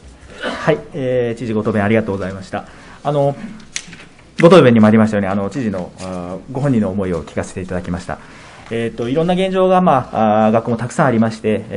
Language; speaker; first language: Japanese; native; Japanese